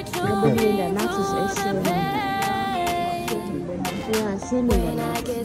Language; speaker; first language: German; non-native, learner; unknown